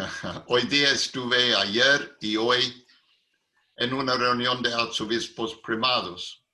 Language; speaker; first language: Spanish; non-native, fluent; English